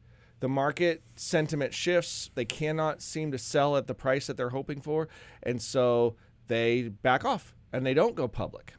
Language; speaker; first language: English; native; English